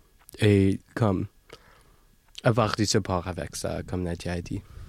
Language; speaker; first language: French; non-native, local second language; English